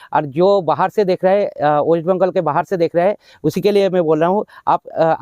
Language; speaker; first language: Hindi; non-native, local second language; Bangla